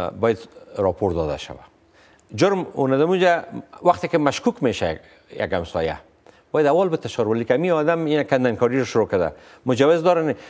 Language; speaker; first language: Persian; non-native, local second language; Pashto